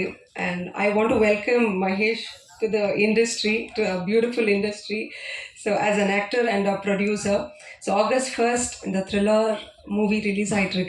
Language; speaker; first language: Tamil; non-native, fluent; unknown